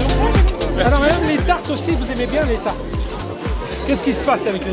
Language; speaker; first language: French; native; French